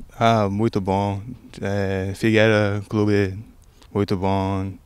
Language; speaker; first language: Portuguese; non-native, learner; English